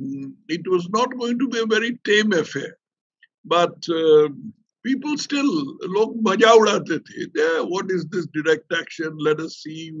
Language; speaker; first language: English; non-native, local second language; Bangla